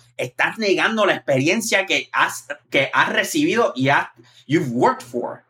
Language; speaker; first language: Spanish; native; Spanish